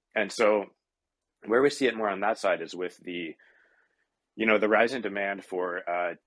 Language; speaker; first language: English; native; English